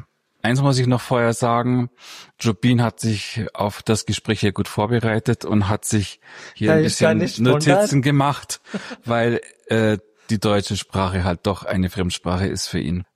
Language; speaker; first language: German; native; German